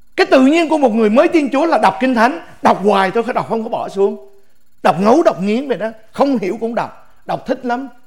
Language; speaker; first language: Vietnamese; native; Vietnamese